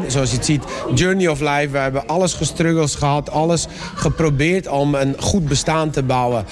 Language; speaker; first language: Dutch; early bilingual, other home language; Persian